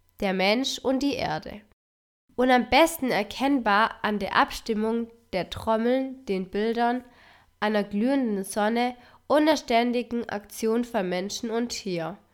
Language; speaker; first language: German; non-native, fluent; Spanish